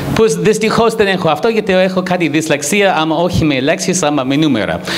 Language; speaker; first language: Greek; non-native, fluent; English